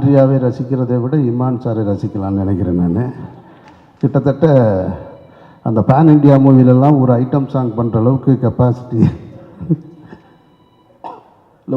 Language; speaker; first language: Tamil; native; Tamil